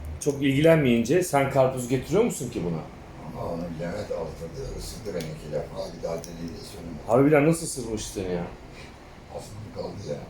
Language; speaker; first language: Turkish; native; Turkish